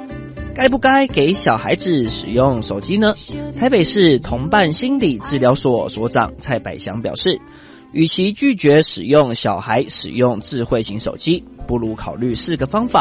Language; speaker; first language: Chinese; native; Chinese